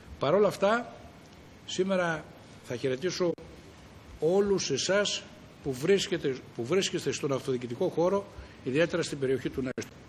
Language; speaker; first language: Greek; native; Greek